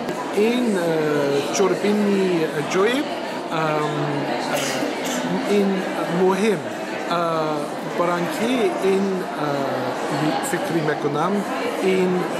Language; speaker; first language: Persian; non-native, learner; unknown